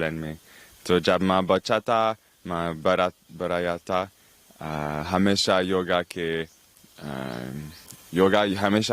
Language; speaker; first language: Hindi; non-native, learner; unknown